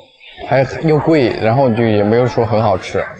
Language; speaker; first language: Chinese; native; Chinese